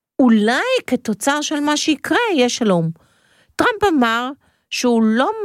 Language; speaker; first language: Hebrew; native; Hebrew